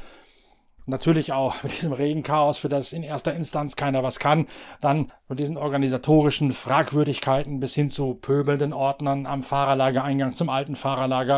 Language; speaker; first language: German; native; German